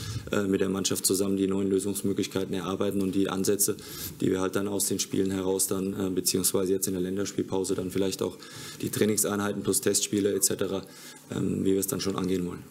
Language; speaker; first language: German; native; German